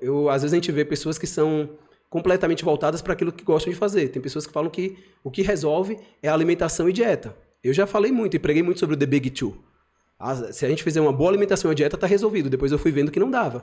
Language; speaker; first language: Portuguese; native; Portuguese